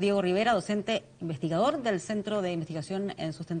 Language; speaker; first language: Spanish; native; Spanish